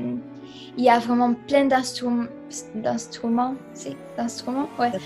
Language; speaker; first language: French; non-native, fluent; Italian